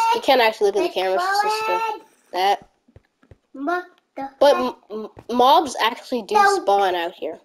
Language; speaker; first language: English; native; English